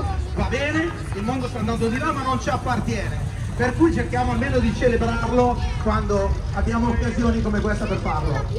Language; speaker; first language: Italian; native; Italian